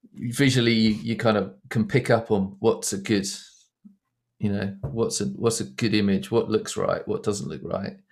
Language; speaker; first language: English; native; English